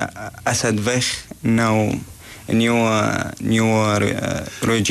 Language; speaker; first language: Dutch; non-native, learner; Arabic